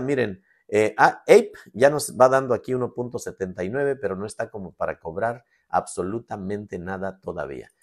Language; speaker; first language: Spanish; native; Spanish